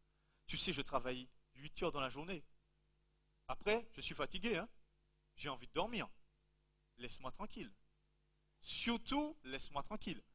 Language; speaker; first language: French; native; French